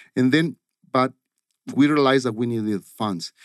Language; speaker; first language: English; non-native, fluent; Spanish